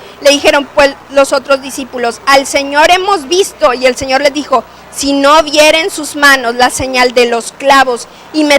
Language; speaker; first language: Spanish; native; Spanish